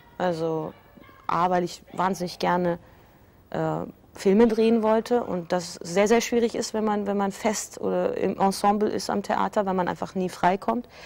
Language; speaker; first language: German; early bilingual, other home language; Persian